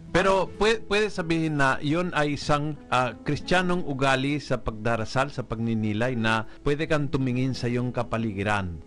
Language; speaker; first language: Filipino; non-native, local second language; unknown